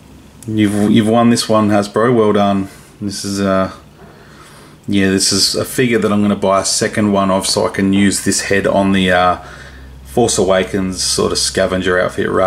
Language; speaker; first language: English; native; English